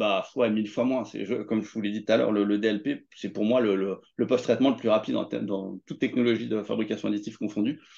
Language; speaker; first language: French; native; French